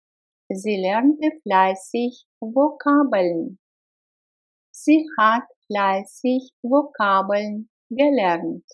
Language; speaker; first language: German; non-native, fluent; Russian